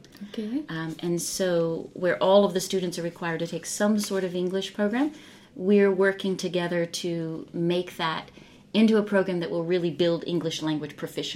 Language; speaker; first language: English; native; English